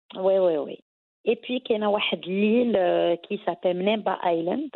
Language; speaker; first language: French; non-native, local second language; Arabic